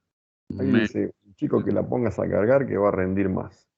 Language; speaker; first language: Spanish; native; Spanish